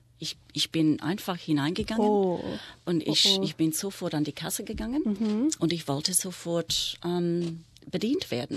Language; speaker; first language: German; non-native, fluent; English